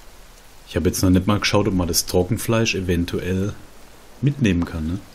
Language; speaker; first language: German; native; German